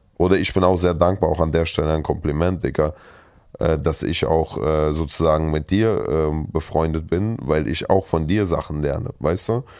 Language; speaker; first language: German; early bilingual, other home language; Russian